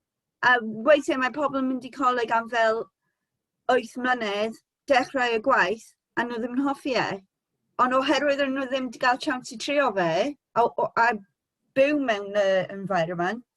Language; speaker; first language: Welsh; non-native, local second language; English